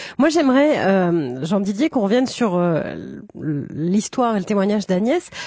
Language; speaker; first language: French; native; French